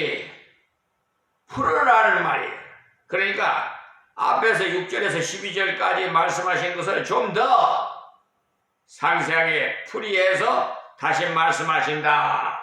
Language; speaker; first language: Korean; native; Korean